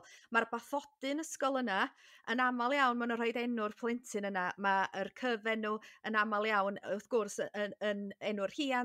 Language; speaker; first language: Welsh; native; Welsh